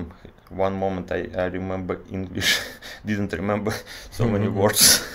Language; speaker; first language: English; non-native, learner; Russian